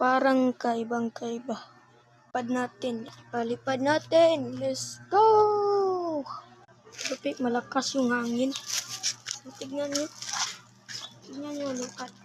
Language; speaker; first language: Filipino; non-native, local second language; Cebuano